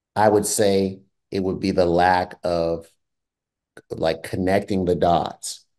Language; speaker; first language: English; native; English